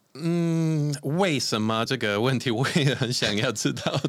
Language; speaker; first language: Chinese; non-native, fluent; Swedish